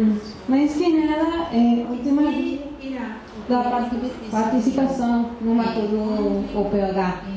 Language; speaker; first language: Portuguese; non-native, learner; Spanish